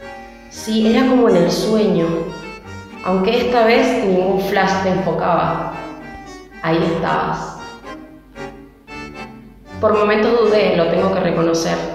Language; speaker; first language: Spanish; native; Spanish